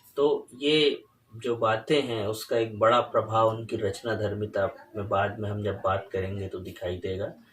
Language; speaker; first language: Hindi; native; Hindi